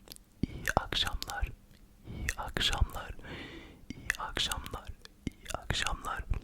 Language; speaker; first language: Turkish; early bilingual, heritage; Turkish